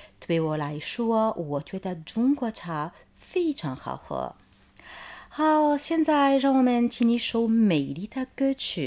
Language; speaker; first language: Chinese; non-native, fluent; Arabic